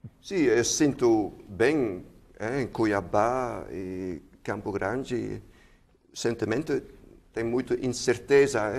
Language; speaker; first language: Portuguese; non-native, fluent; Dutch